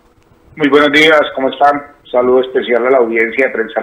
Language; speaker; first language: Spanish; native; Spanish